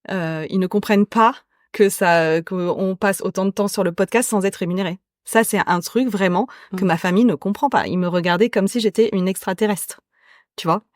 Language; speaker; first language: French; native; French